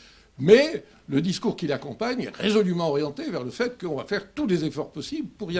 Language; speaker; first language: French; native; French